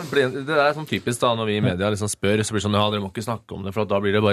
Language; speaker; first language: Norwegian; native; Norwegian